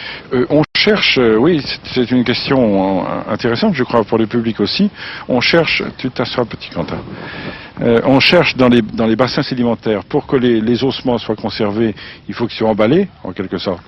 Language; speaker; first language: French; native; French